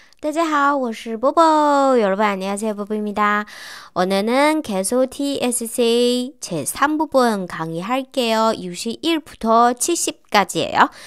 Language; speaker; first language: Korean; non-native, fluent; Chinese